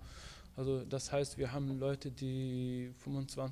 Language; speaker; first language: German; non-native, fluent; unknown